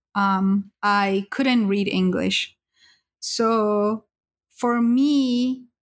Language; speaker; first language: English; early bilingual, other home language; Spanish